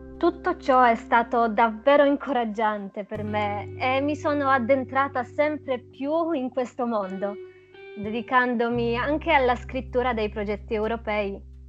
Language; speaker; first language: Italian; non-native, fluent; Polish